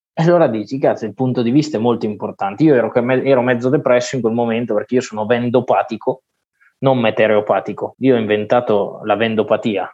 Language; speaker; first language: Italian; native; Italian